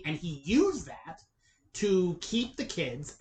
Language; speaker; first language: English; native; English